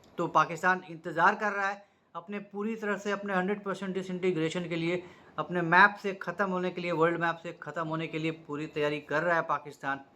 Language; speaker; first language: Hindi; native; Hindi